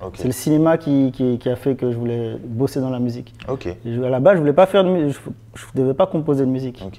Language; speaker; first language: French; native; French